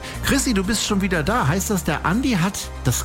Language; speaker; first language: German; native; German